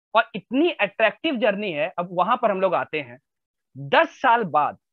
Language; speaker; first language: Hindi; native; Hindi